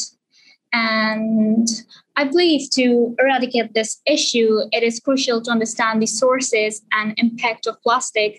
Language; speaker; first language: English; non-native, local second language; Punjabi